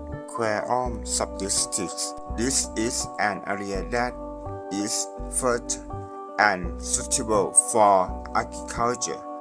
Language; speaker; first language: English; non-native, learner; Thai